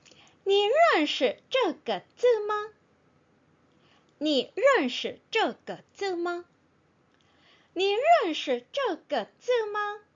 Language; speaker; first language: Chinese; non-native, fluent; Korean